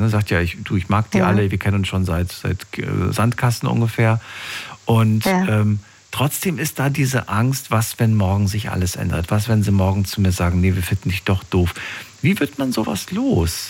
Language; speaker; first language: German; native; German